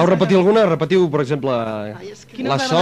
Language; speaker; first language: Catalan; native; Catalan